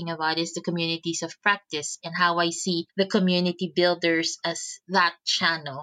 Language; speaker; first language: English; non-native, local second language; Filipino